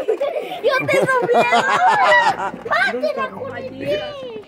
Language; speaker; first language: Spanish; native; Spanish